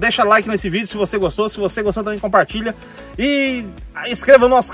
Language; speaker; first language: Portuguese; native; Portuguese